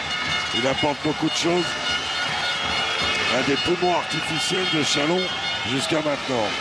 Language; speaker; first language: French; native; French